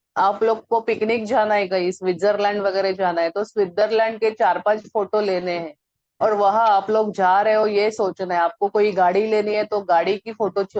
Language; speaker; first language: Hindi; non-native, local second language; Marathi